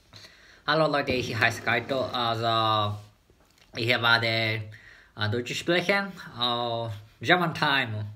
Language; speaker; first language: German; non-native, learner; Japanese